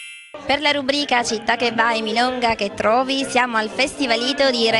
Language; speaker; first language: Italian; native; Italian